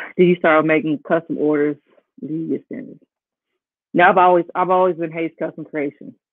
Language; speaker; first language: English; native; English